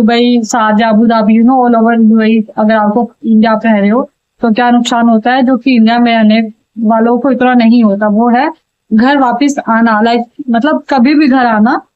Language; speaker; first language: Hindi; native; Hindi